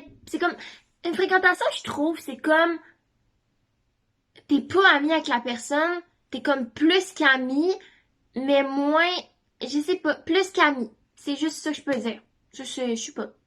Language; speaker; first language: French; native; French